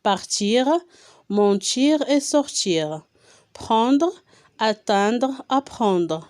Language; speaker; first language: French; non-native, local second language; Arabic